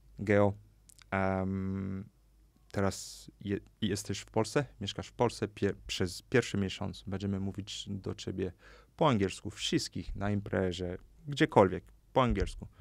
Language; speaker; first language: Polish; non-native, fluent; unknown